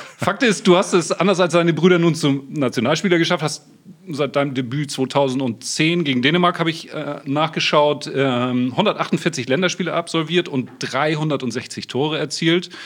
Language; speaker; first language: German; native; German